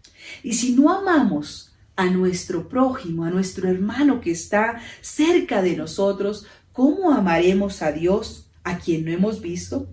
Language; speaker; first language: Spanish; native; Spanish